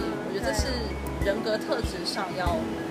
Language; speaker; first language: Chinese; native; Chinese